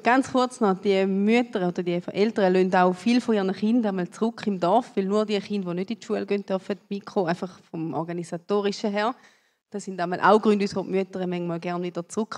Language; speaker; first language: German; native; German